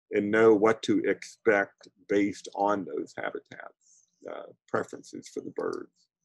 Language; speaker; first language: English; native; English